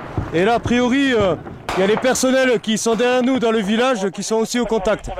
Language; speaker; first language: French; native; French